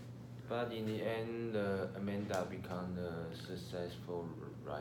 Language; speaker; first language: English; non-native, learner; Chinese